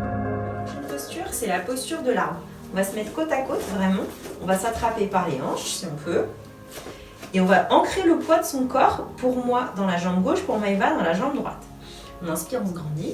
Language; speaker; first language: French; native; French